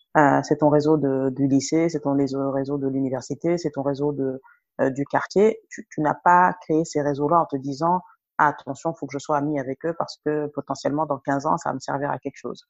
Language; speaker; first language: French; non-native, local second language; Wolof